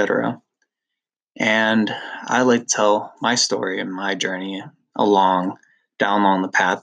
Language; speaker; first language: English; native; English